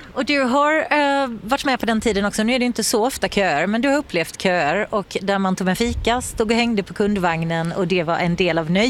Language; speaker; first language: Swedish; native; Swedish